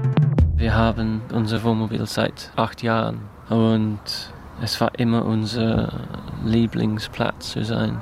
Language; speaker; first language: German; non-native, fluent; English